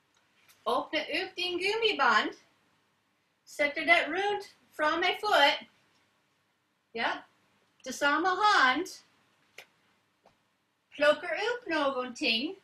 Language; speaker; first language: Swedish; non-native, learner; English